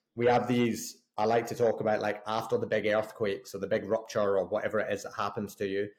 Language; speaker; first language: English; native; English